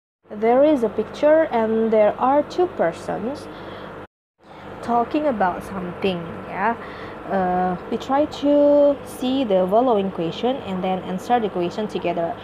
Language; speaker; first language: English; non-native, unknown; Indonesian